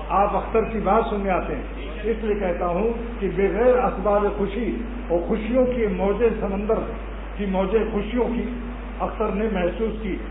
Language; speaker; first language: Urdu; native; Urdu